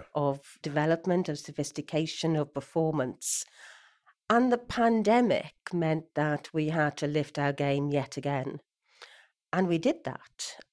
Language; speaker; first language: English; native; English